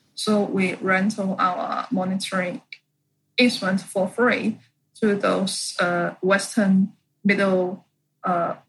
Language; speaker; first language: English; non-native, fluent; Chinese